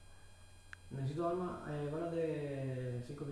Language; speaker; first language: Spanish; native; Spanish